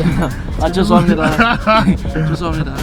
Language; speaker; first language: Korean; non-native, fluent; Swahili